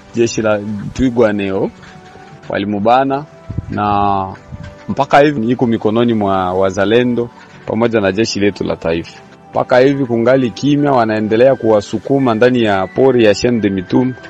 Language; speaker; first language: Swahili; native; Swahili